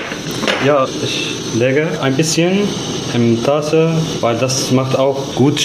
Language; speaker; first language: German; non-native, learner; Arabic